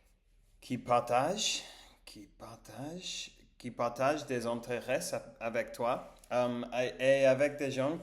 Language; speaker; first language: French; non-native, learner; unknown